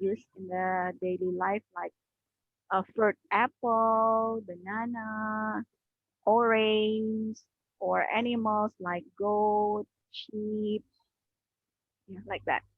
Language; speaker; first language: English; non-native, learner; Indonesian